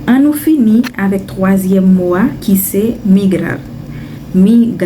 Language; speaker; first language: French; non-native, learner; Haitian Creole